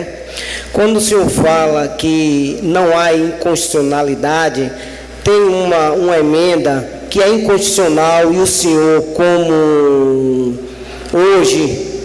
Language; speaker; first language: Portuguese; native; Portuguese